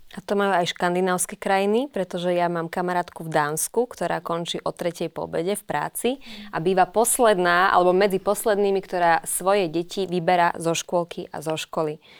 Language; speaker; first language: Slovak; native; Slovak